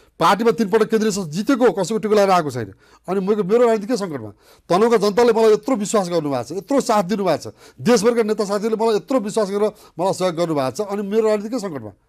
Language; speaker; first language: Nepali; native; Nepali